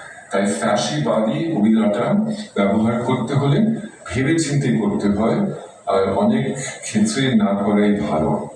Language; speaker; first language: Bangla; non-native, fluent; German